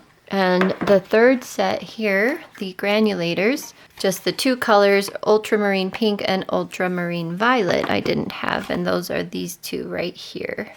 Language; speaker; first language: English; native; English